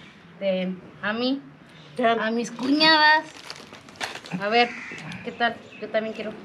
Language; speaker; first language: Spanish; native; Spanish